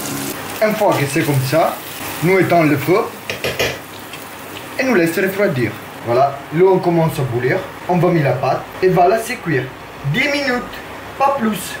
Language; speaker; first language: French; non-native, learner; Italian